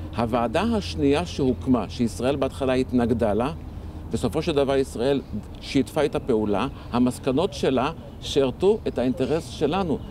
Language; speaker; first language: Hebrew; early bilingual, other home language; Arabic